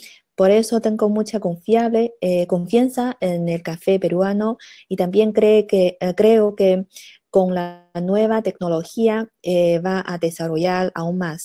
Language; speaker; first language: Spanish; non-native, fluent; Chinese